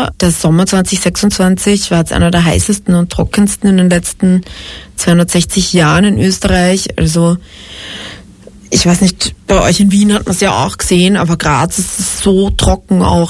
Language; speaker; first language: German; native; German